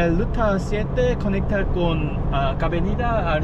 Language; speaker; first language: Spanish; non-native, learner; Korean